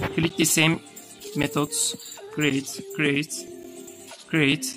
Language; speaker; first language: English; non-native, learner; Turkish